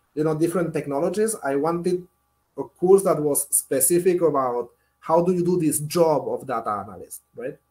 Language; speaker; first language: English; non-native, fluent; Spanish